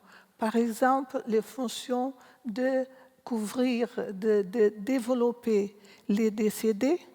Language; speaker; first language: French; non-native, learner; Portuguese